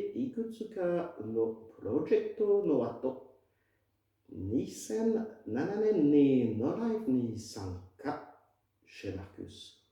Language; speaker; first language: Japanese; non-native, fluent; French